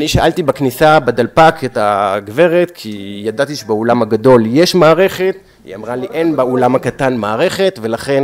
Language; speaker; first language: Hebrew; native; Hebrew